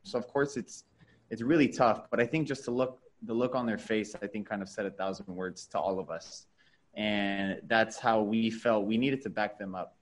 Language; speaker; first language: English; early bilingual, other home language; Spanish